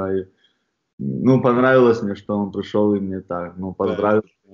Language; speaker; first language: Russian; non-native, fluent; Chechen